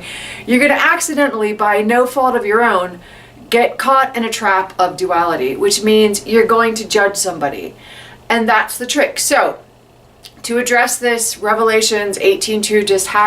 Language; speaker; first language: English; native; English